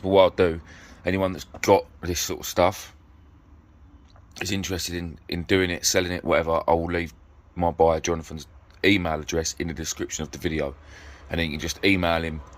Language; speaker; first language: English; native; English